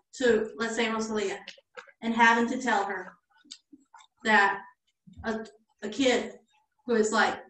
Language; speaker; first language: English; early bilingual, other home language; Spanish